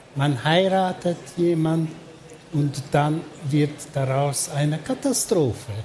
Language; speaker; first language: German; non-native, fluent; Hungarian